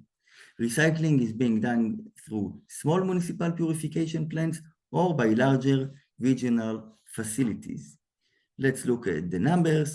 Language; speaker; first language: English; non-native, fluent; Hebrew